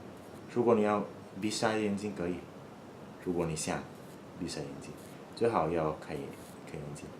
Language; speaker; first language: Chinese; non-native, learner; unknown